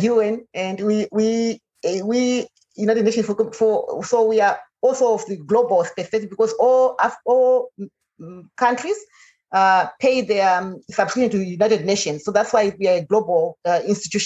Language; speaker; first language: English; non-native, local second language; Shona